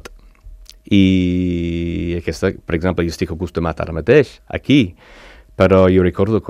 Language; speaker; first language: Catalan; non-native, learner; English